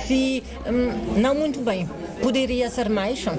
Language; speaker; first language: Portuguese; non-native, fluent; French